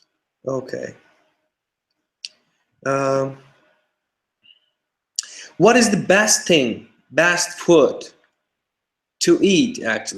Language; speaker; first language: English; non-native, fluent; Turkish